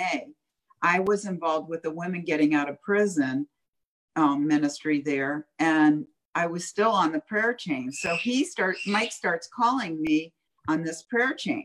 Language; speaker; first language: English; native; English